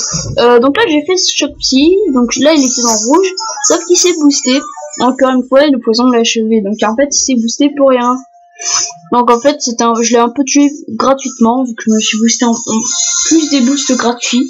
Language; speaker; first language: French; native; French